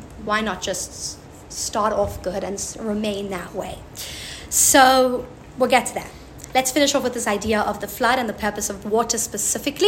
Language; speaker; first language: English; native; English